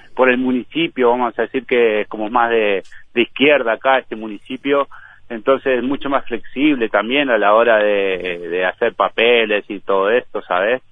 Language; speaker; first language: Spanish; native; Spanish